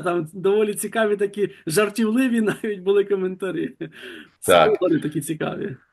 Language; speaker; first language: Ukrainian; native; Ukrainian